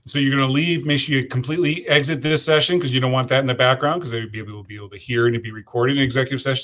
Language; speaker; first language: English; native; English